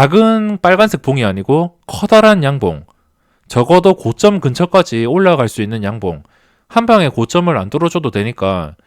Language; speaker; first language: Korean; native; Korean